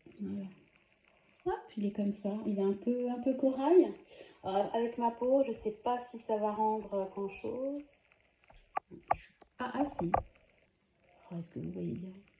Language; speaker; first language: French; native; French